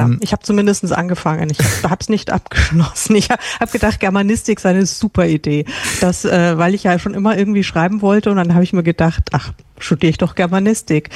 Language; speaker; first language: German; native; German